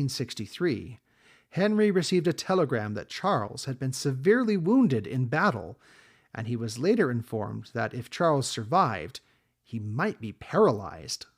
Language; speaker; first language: English; native; English